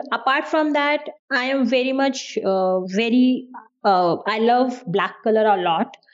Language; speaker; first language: English; non-native, local second language; Hindi